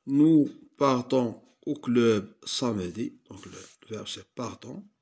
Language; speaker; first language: French; non-native, local second language; Arabic